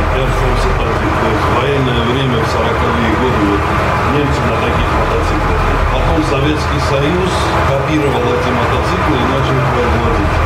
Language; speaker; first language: Russian; non-native, local second language; Armenian